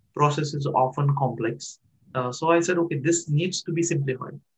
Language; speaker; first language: English; non-native, local second language; Marathi